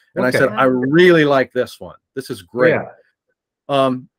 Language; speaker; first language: English; native; English